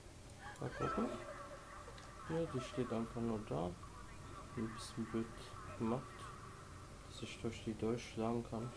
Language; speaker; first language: German; native; German